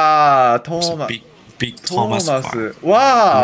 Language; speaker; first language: Japanese; native; Japanese